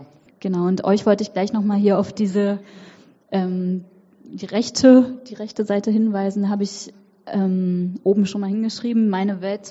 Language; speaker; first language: German; native; German